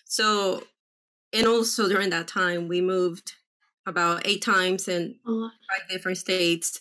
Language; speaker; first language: English; early bilingual, other home language; Spanish